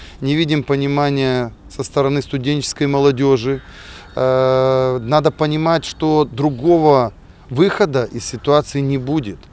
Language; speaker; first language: Russian; native; Russian